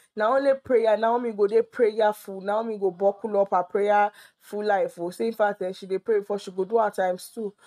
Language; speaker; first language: Nigerian Pidgin; native; Nigerian Pidgin